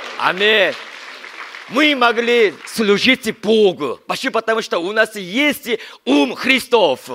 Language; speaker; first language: Russian; non-native, learner; Korean